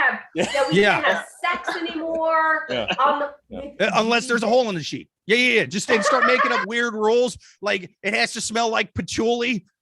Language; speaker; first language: English; native; English